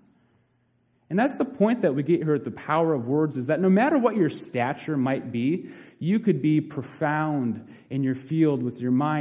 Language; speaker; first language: English; native; English